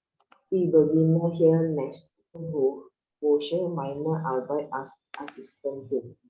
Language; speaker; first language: German; non-native, learner; Indonesian